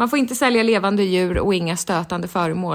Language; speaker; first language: Swedish; native; Swedish